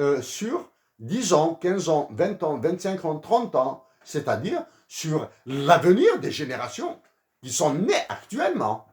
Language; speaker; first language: French; native; French